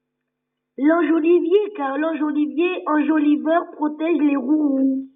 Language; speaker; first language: French; native; French